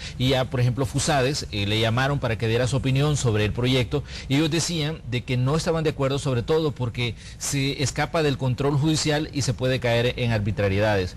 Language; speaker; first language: Spanish; native; Spanish